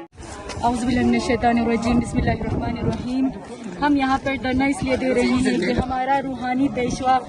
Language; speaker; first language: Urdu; non-native, local second language; Balti